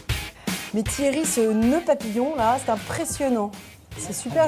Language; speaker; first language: French; native; French